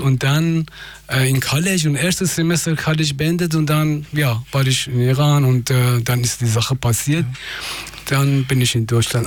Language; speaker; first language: German; non-native, fluent; Persian